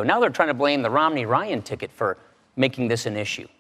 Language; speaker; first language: English; native; English